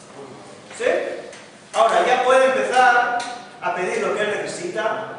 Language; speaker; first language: Spanish; non-native, fluent; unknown